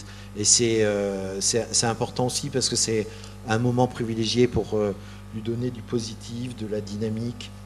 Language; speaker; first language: French; native; French